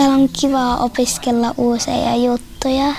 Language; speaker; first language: Finnish; non-native, learner; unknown